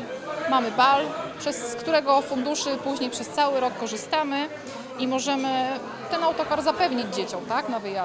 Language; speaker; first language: Polish; native; Polish